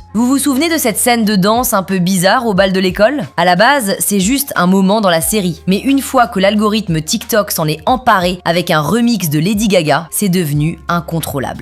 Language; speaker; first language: French; native; French